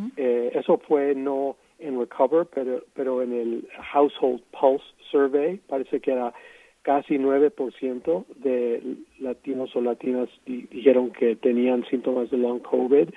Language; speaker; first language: Spanish; non-native, fluent; English